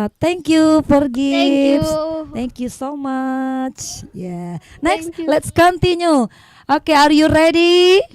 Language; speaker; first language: English; non-native, learner; Indonesian